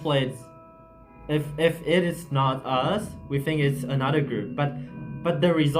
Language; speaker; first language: English; non-native, learner; Chinese